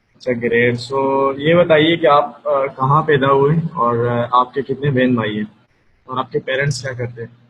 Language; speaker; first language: Urdu; native; Urdu